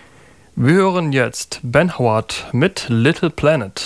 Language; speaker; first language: German; native; German